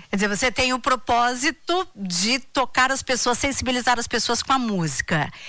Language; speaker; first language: Portuguese; native; Portuguese